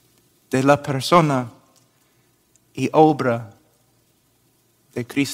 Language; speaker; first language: Spanish; non-native, fluent; English